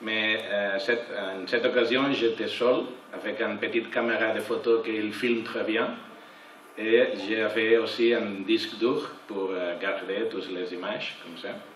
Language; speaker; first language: French; non-native, learner; Catalan